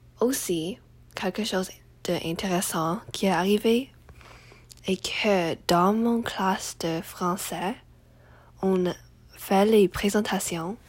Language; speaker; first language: French; non-native, learner; English